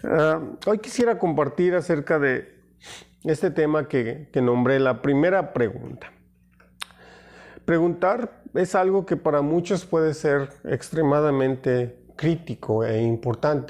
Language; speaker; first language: Spanish; native; Spanish